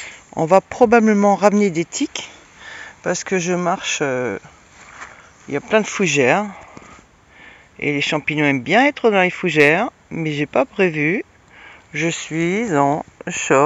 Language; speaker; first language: French; native; French